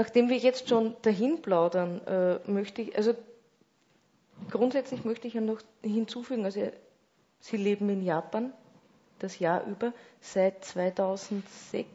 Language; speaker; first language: German; native; German